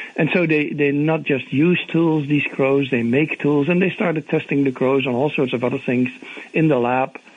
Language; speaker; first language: English; non-native, fluent; Dutch